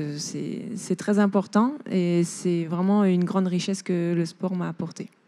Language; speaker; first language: French; native; French